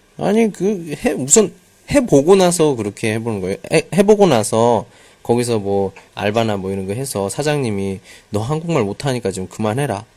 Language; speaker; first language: Korean; native; Korean